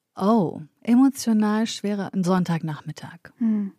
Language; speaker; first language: German; early bilingual, other home language; Central Kurdish